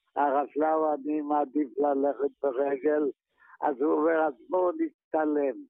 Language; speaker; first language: Hebrew; non-native, fluent; Polish